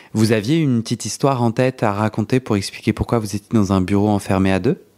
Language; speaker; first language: French; native; French